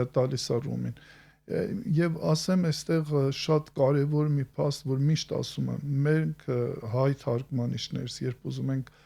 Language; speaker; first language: Armenian; native; Armenian